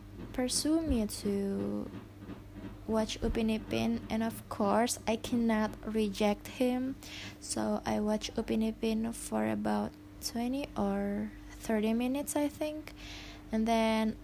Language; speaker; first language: English; non-native, fluent; Indonesian